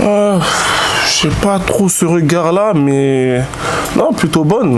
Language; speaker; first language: French; native; French